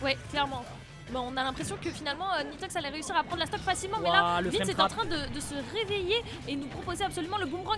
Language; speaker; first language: French; native; French